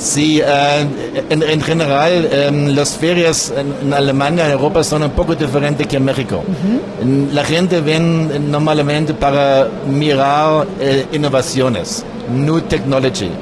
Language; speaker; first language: Spanish; non-native, learner; German